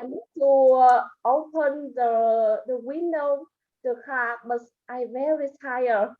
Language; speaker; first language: English; non-native, learner; Vietnamese